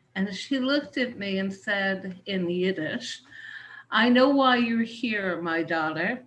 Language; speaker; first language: English; native; English